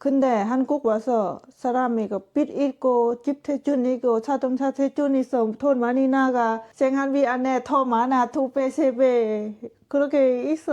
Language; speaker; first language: Korean; non-native, learner; Lao